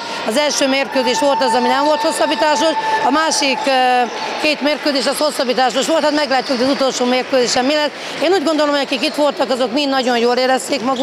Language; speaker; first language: Hungarian; native; Hungarian